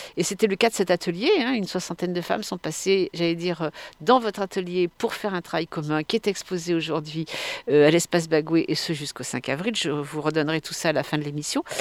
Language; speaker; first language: French; native; French